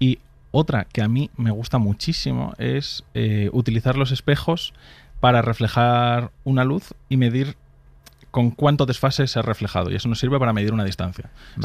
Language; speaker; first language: Spanish; native; Spanish